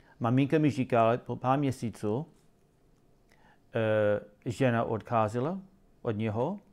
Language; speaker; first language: Czech; non-native, learner; English